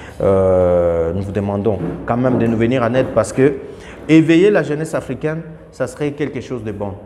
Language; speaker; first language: French; non-native, local second language; Lingala